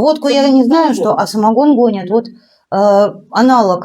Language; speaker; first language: Russian; native; Russian